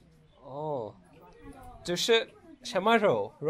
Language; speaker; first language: Chinese; non-native, learner; Turkish